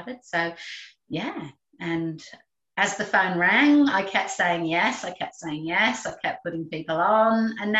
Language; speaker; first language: English; native; English